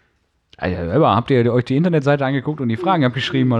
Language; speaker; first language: German; native; German